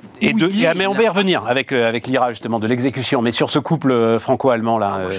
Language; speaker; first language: French; native; French